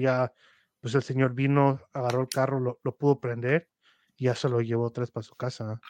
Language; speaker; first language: Spanish; early bilingual, heritage; Spanish